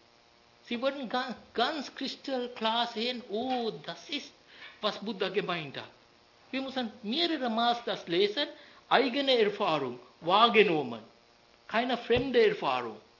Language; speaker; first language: German; non-native, learner; Sinhala